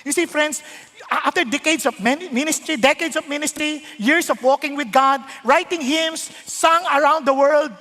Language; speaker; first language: English; non-native, local second language; Filipino